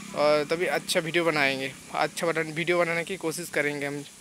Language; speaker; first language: Hindi; non-native, local second language; Bangla